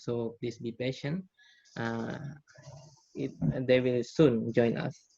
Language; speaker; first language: English; non-native, fluent; Indonesian